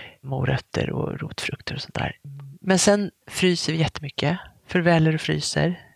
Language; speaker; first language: Swedish; native; Swedish